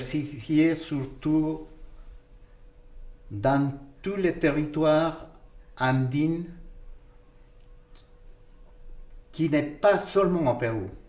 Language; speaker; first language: French; non-native, fluent; Quechua